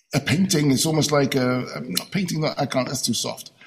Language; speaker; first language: English; native; English